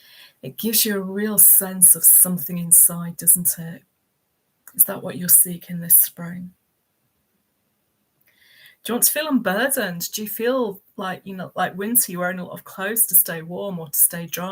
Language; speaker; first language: English; native; English